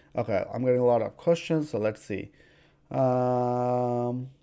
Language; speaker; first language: English; non-native, local second language; Bangla